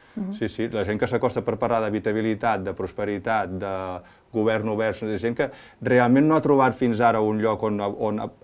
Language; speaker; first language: Catalan; native; Catalan